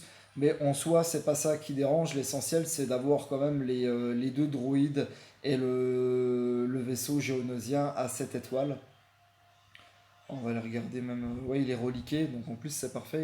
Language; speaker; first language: French; native; French